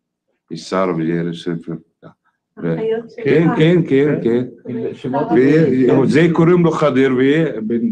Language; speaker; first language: Hebrew; non-native, local second language; Arabic